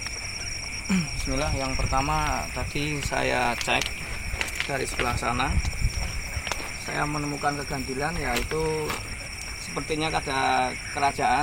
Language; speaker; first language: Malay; non-native, local second language; Javanese